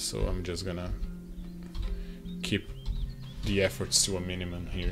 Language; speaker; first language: English; non-native, fluent; Portuguese